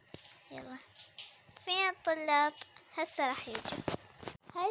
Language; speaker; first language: Arabic; native; Arabic